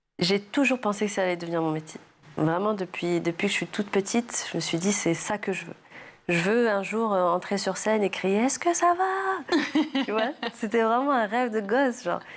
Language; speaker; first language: French; early bilingual, other home language; Arabic